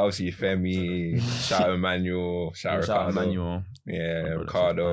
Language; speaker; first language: English; native; English